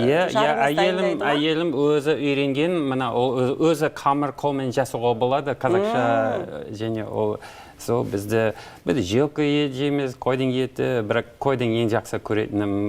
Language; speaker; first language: Kazakh; non-native, learner; English